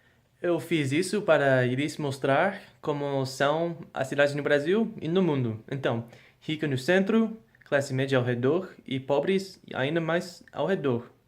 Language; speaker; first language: Portuguese; non-native, fluent; English